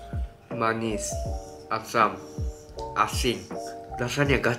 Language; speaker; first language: Indonesian; non-native, learner; Japanese